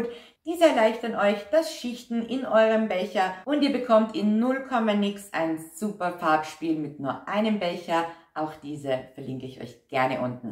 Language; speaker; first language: German; native; German